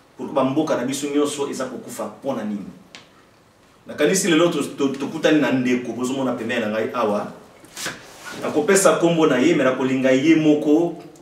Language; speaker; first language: Lingala; non-native, local second language; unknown